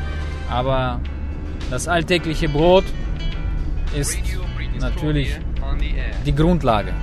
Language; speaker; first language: German; non-native, fluent; Russian